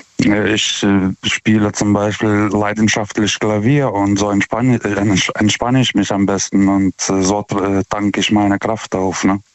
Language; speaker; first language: German; non-native, fluent; Russian